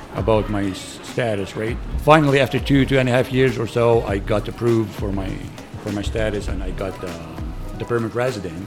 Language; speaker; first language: English; non-native, fluent; Arabic